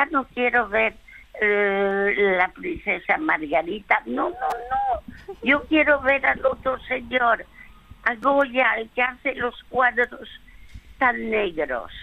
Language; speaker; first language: Spanish; early bilingual, other home language; French